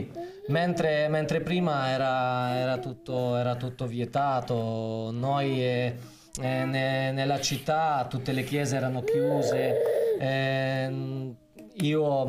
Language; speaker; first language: Italian; non-native, fluent; Ukrainian